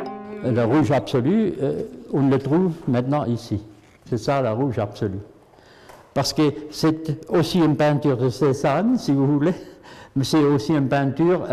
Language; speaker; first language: French; non-native, fluent; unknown